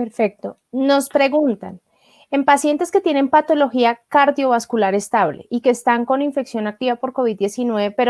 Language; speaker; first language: Spanish; native; Spanish